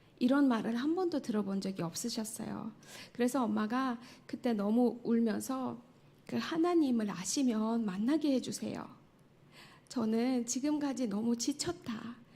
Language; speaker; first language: Korean; non-native, fluent; Tajik